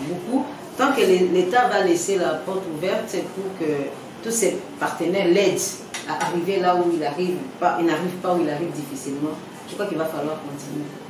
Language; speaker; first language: French; non-native, local second language; Lingala